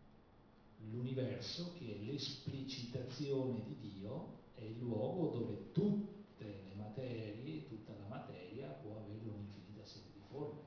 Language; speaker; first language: Italian; native; Italian